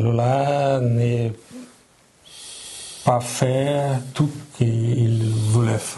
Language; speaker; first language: French; non-native, learner; Portuguese